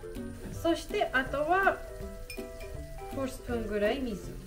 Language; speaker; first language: Japanese; non-native, learner; Georgian